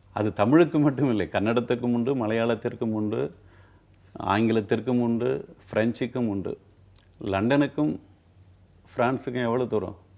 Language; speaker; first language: Tamil; native; Tamil